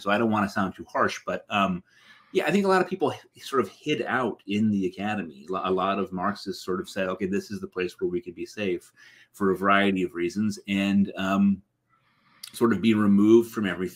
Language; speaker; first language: English; native; English